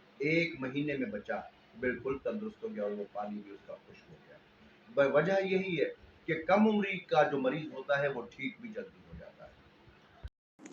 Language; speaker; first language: Urdu; non-native, local second language; Sindhi